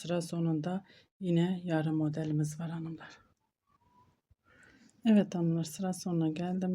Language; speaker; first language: Turkish; native; Turkish